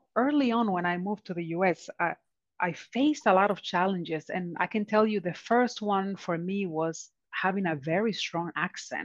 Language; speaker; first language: English; non-native, fluent; Spanish